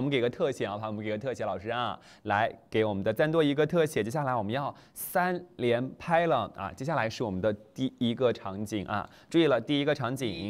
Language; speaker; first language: Chinese; native; Chinese